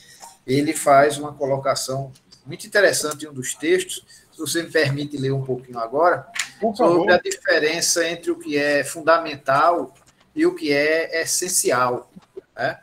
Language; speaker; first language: Portuguese; native; Portuguese